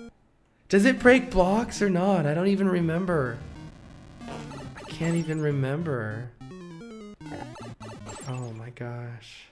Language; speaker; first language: English; native; English